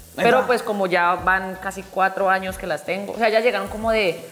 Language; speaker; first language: Spanish; native; Spanish